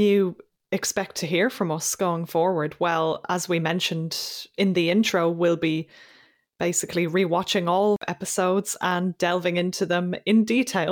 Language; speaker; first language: English; native; English